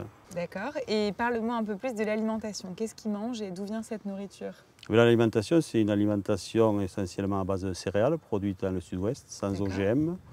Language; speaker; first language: French; native; French